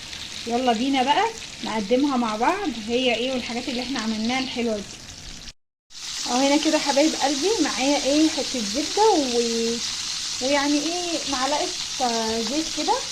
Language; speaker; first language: Arabic; native; Arabic